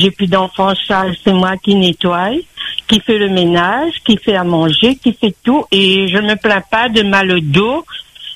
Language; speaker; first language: French; non-native, local second language; Réunion Creole French